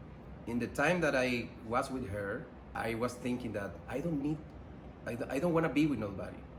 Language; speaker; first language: English; non-native, learner; Spanish